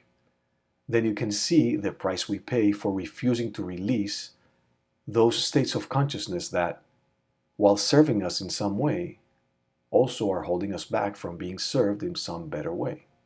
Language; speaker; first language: English; native; English